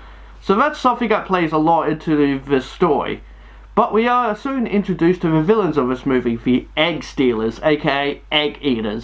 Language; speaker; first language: English; native; English